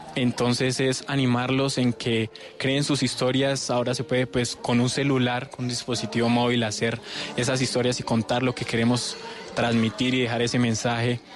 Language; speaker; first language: Spanish; native; Spanish